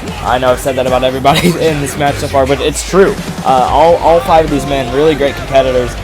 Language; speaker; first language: English; native; English